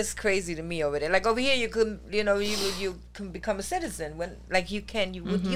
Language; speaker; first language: English; non-native, fluent; German